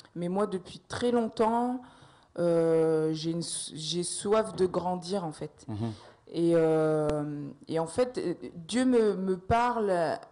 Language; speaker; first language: French; native; French